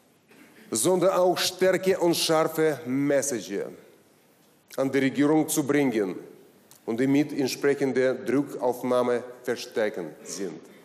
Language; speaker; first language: German; non-native, learner; Russian